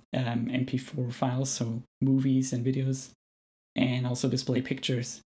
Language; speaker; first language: English; non-native, fluent; German